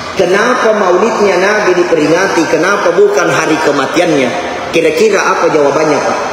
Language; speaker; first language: Malay; non-native, local second language; Buginese